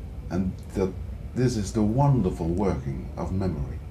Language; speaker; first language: English; non-native, fluent; Dutch